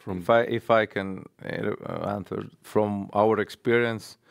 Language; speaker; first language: English; non-native, fluent; Latvian